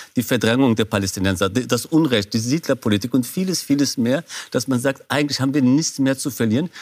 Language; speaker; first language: German; non-native, fluent; Kurdish